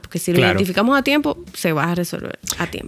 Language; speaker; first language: Spanish; native; Spanish